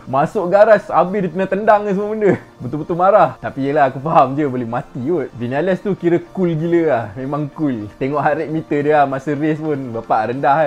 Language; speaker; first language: Malay; native; Malay